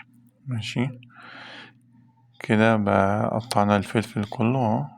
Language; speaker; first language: Arabic; native; Arabic